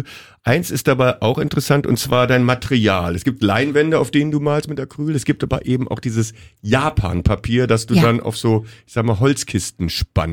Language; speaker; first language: German; native; German